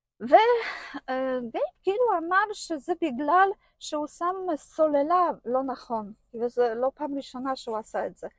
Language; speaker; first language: Hebrew; non-native, fluent; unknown